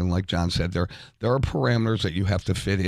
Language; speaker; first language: English; native; English